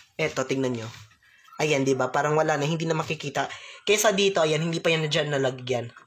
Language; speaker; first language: Filipino; non-native, local second language; Cebuano